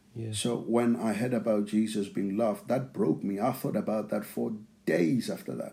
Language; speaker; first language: English; non-native, local second language; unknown